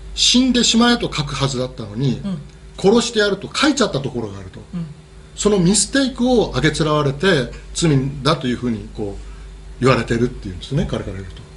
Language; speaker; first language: Japanese; native; Japanese